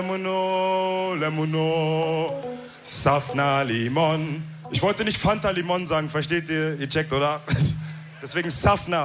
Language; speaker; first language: German; early bilingual, other home language; Wolof